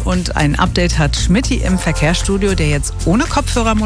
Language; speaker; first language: German; native; German